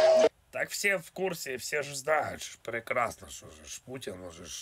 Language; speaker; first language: Russian; native; Russian